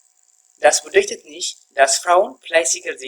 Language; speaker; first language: German; non-native, fluent; Tigrinya